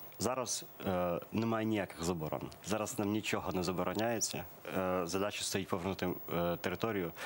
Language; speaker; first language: Ukrainian; early bilingual, other home language; Persian